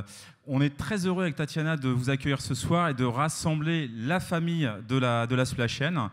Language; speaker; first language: French; native; French